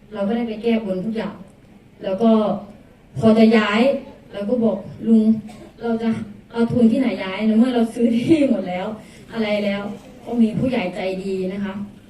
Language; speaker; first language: Thai; native; Thai